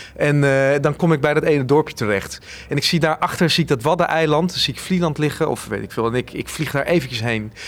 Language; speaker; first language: Dutch; native; Dutch